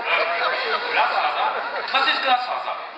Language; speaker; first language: German; native; German